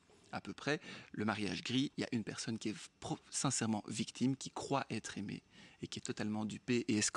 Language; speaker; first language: French; native; French